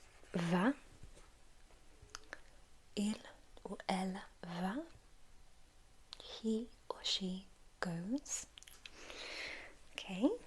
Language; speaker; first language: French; non-native, learner; English